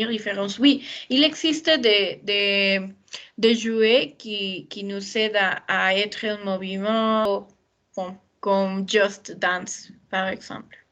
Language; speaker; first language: French; non-native, learner; Spanish